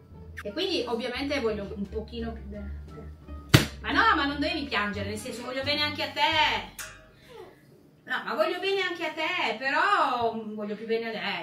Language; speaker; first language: Italian; native; Italian